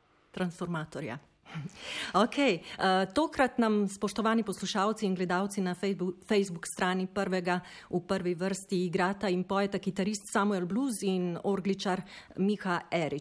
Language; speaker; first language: Slovenian; native; Slovenian